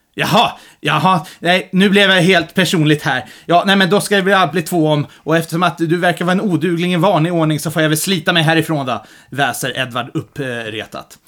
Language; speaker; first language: Swedish; native; Swedish